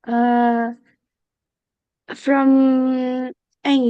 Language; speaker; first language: English; non-native, learner; Indonesian